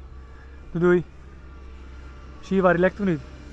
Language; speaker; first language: Dutch; native; Dutch